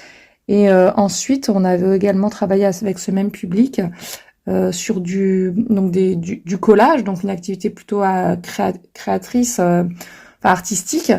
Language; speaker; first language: French; native; French